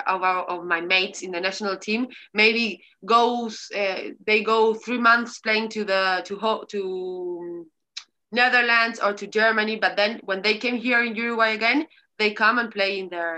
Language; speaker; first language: English; non-native, learner; Spanish